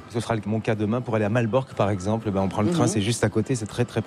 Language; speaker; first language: French; native; French